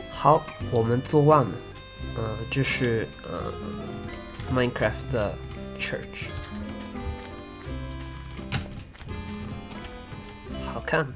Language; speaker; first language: Chinese; early bilingual, heritage; Chinese